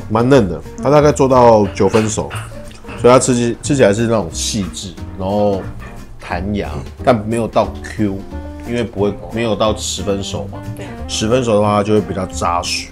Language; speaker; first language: Chinese; native; Chinese